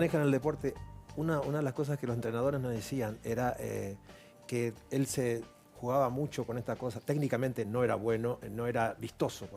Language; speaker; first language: Spanish; native; Spanish